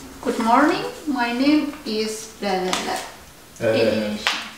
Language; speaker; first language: English; non-native, learner; Indonesian